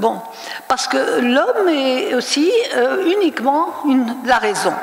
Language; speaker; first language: French; non-native, local second language; Arabic